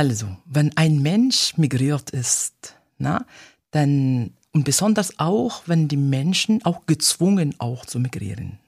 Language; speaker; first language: German; non-native, fluent; Arabic